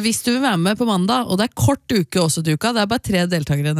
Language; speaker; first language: Norwegian; native; Norwegian